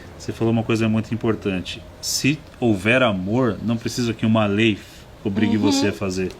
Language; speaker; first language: Portuguese; native; Portuguese